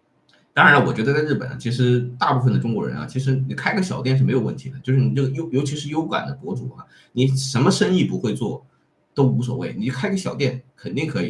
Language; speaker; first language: Chinese; native; Chinese